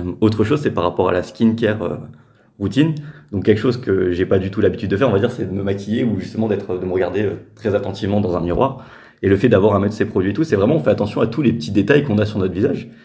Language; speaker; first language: French; native; French